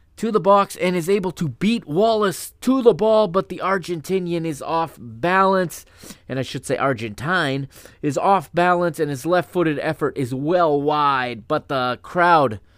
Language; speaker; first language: English; native; English